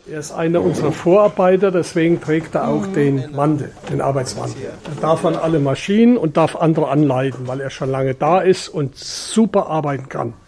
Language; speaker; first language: German; native; German